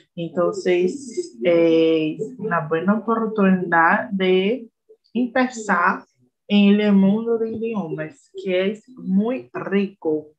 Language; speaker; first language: Spanish; non-native, learner; Portuguese